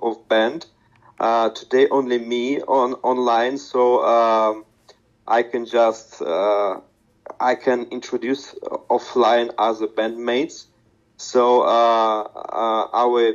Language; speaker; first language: English; non-native, learner; Russian